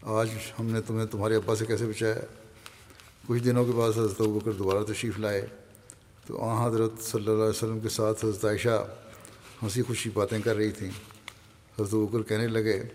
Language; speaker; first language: Urdu; native; Urdu